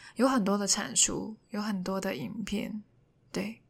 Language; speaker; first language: Chinese; non-native, local second language; Cantonese